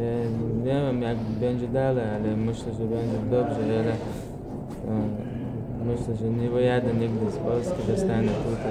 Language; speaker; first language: Polish; non-native, learner; Chechen